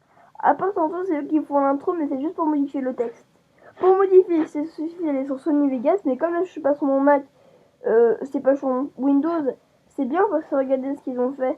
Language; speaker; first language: French; native; French